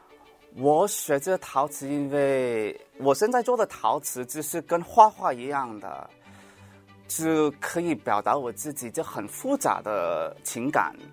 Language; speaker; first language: Chinese; early bilingual, heritage; Cantonese